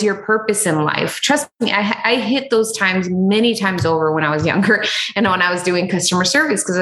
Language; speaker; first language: English; native; English